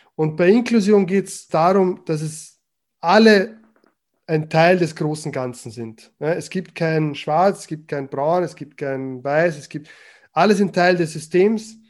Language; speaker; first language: German; early bilingual, other home language; Croatian